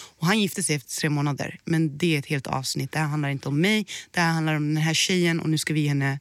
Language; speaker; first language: Swedish; early bilingual, other home language; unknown